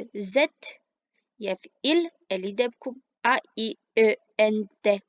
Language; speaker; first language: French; non-native, fluent; Armenian